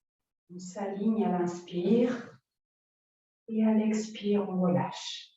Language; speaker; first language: French; native; French